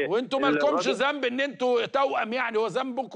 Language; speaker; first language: Arabic; native; Arabic